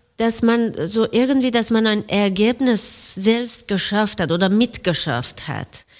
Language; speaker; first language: German; non-native, fluent; Persian